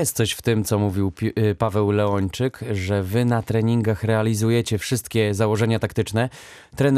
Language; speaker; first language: Polish; native; Polish